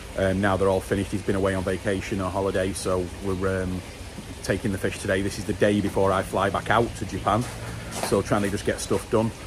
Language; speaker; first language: English; native; English